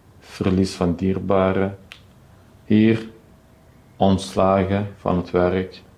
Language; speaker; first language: Dutch; early bilingual, other home language; Turkish